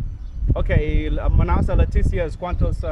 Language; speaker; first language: Spanish; non-native, learner; English